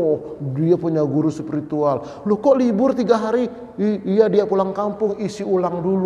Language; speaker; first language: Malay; non-native, local second language; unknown